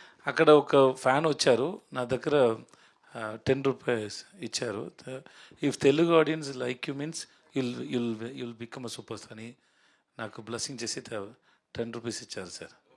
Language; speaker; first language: Telugu; non-native, local second language; Tamil